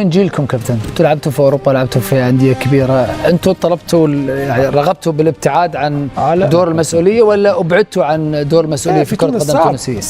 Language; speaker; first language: Arabic; native; Arabic